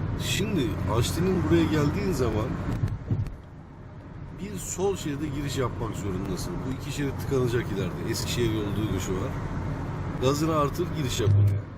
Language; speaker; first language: Turkish; native; Turkish